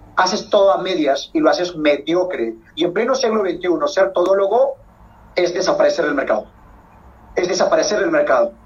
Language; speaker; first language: Spanish; native; Spanish